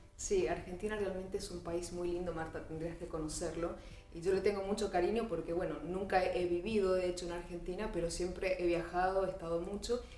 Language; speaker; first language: Spanish; early bilingual, heritage; Spanish